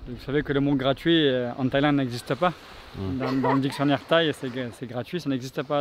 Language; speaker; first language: French; native; French